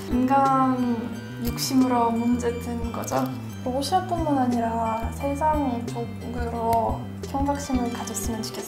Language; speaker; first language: Korean; non-native, fluent; Russian